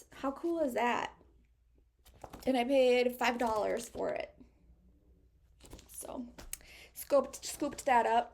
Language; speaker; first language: English; native; English